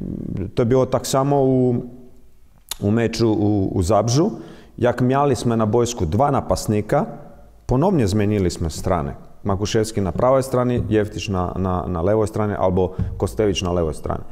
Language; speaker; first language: Polish; non-native, learner; Croatian